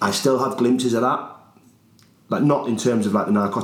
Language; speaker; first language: English; native; English